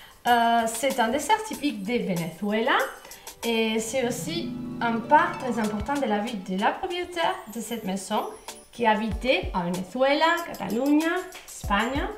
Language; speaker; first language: French; non-native, fluent; Spanish